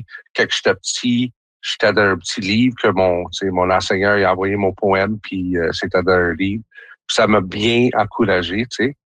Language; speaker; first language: French; native; French